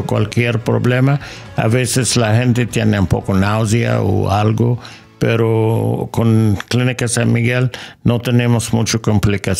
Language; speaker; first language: Spanish; non-native, fluent; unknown